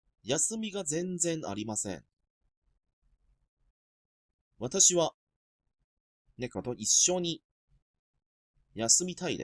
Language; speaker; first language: Japanese; non-native, fluent; Cantonese